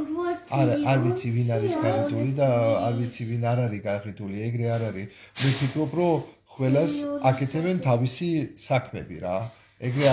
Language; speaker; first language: Georgian; non-native, learner; German